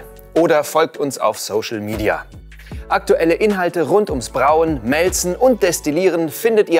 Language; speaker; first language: German; native; German